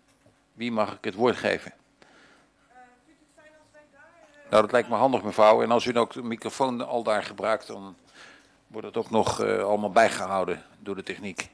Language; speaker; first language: Dutch; native; Dutch